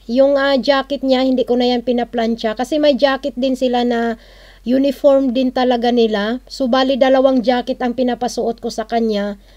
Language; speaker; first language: Filipino; non-native, local second language; Cebuano